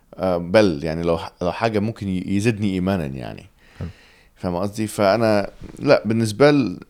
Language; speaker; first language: Arabic; early bilingual, heritage; Arabic